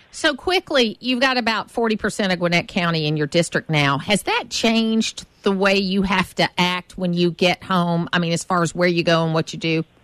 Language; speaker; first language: English; native; English